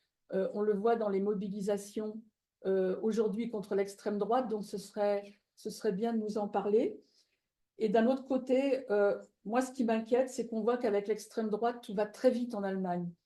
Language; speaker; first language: French; native; French